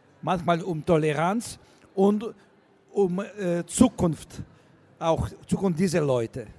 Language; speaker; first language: German; non-native, learner; Russian